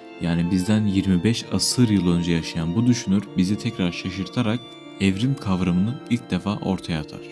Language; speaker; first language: Turkish; native; Turkish